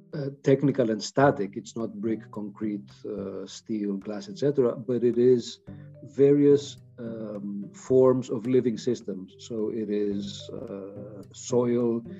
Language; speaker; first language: English; non-native, fluent; Greek